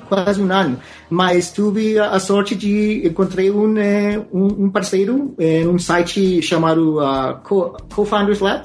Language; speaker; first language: Portuguese; non-native, fluent; Spanish